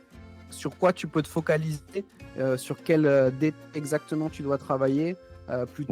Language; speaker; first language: French; native; French